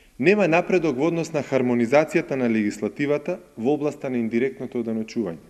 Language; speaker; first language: Macedonian; native; Macedonian